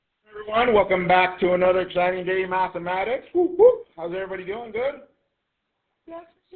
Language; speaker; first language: English; native; English